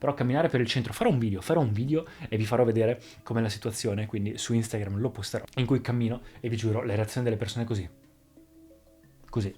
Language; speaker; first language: Italian; native; Italian